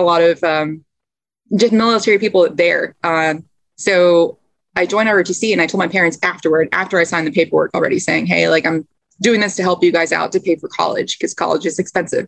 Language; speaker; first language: English; native; English